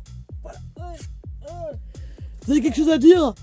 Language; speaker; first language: French; native; French